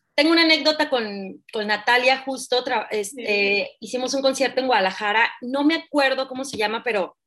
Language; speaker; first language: Spanish; native; Spanish